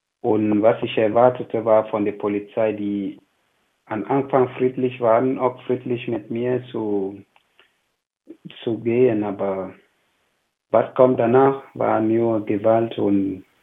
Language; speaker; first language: German; non-native, fluent; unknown